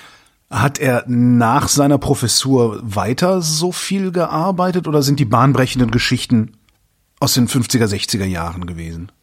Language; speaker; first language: German; native; German